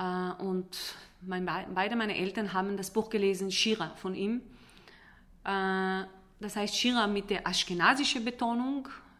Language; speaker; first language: German; non-native, fluent; Hebrew